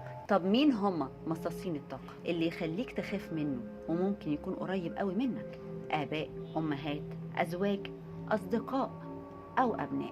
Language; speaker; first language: Arabic; native; Arabic